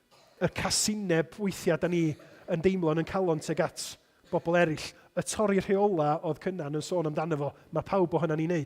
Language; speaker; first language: Welsh; native; Welsh